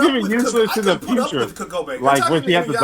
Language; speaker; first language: English; native; English